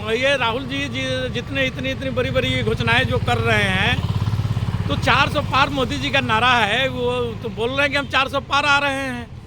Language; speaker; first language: Hindi; native; Hindi